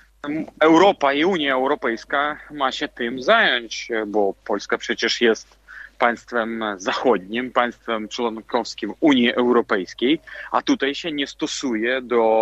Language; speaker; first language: Polish; non-native, fluent; Belarusian